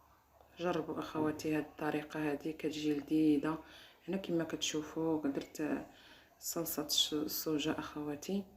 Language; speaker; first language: Arabic; native; Arabic